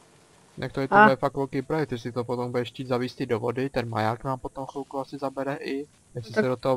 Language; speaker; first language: Czech; native; Czech